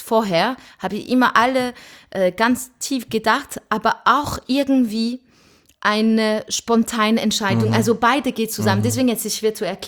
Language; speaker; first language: German; non-native, fluent; French